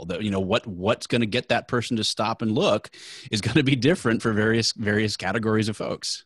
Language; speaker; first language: English; native; English